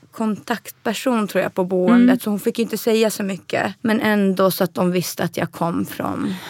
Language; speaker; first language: Swedish; early bilingual, other home language; Arabic